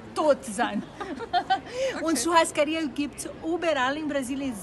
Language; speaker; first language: German; non-native, learner; Portuguese